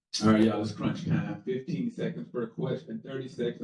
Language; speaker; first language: English; native; English